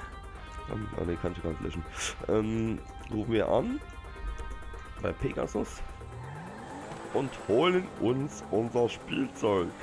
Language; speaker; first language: German; native; German